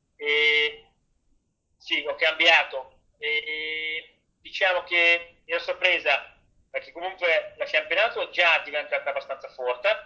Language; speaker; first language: Italian; non-native, learner; Hungarian